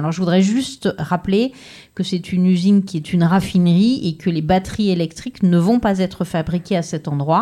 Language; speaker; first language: French; native; French